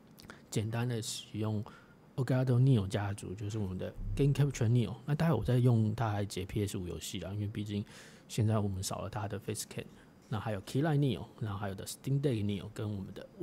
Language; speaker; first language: Chinese; native; Chinese